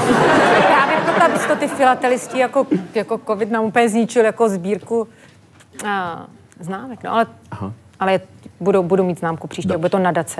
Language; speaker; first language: Czech; native; Czech